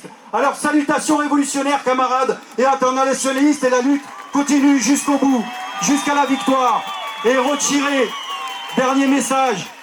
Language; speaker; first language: French; native; French